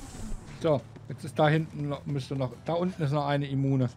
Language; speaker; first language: German; native; German